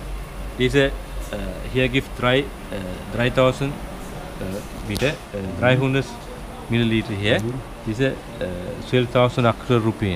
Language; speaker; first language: German; non-native, learner; Sinhala